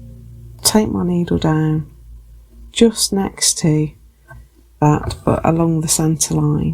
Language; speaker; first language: English; native; English